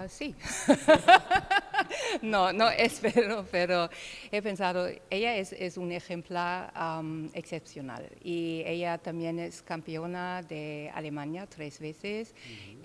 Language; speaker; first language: Spanish; non-native, learner; German